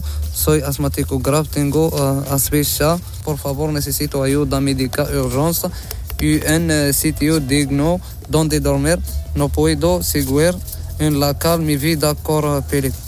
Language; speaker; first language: Spanish; non-native, learner; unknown